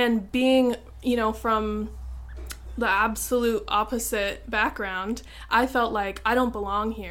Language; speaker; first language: English; native; English